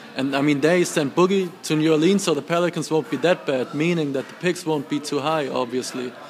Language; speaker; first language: English; non-native, fluent; German